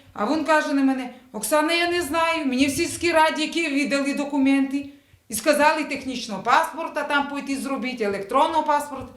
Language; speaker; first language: Ukrainian; native; Ukrainian